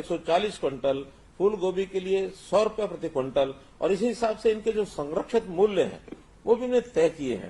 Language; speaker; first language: Hindi; native; Hindi